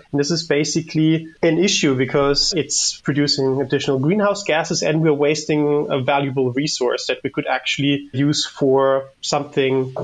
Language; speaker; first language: English; non-native, fluent; German